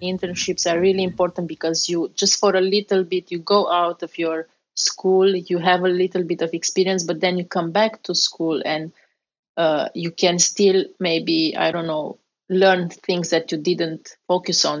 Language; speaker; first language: English; non-native, fluent; Romanian